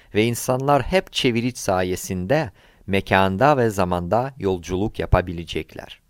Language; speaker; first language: Turkish; non-native, fluent; Ukrainian